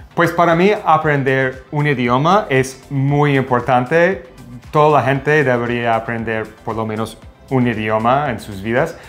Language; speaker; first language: Spanish; non-native, fluent; English